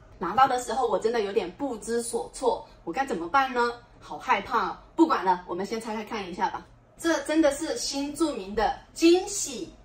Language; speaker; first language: Chinese; native; Chinese